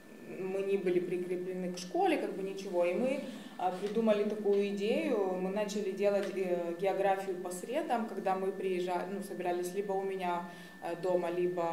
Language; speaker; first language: Russian; native; Russian